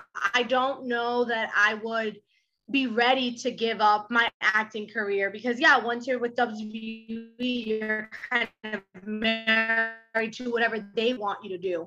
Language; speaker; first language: English; early bilingual, other home language; Spanish